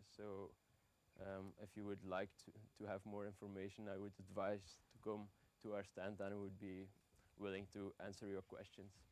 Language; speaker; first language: English; non-native, fluent; Dutch